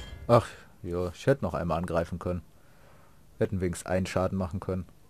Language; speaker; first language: German; native; German